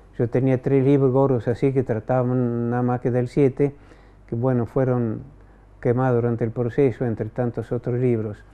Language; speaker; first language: Spanish; non-native, fluent; French